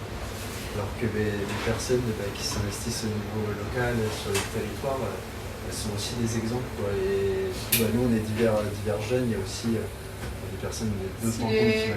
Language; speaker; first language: French; native; French